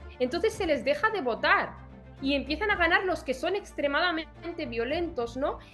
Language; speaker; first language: Spanish; early bilingual, other home language; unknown